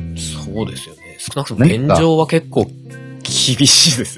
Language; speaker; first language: Japanese; native; Japanese